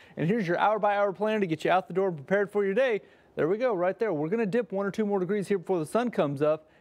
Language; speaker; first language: English; native; English